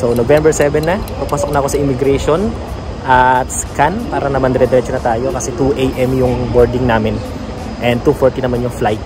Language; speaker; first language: Filipino; native; Filipino